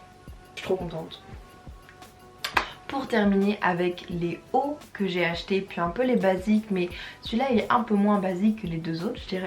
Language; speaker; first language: French; native; French